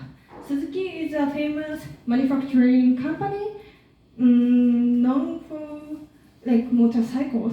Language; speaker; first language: English; non-native, learner; Japanese